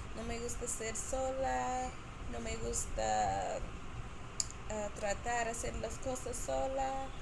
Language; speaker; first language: Spanish; non-native, learner; English